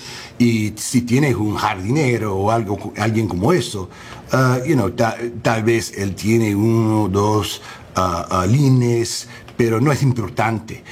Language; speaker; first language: Spanish; non-native, learner; English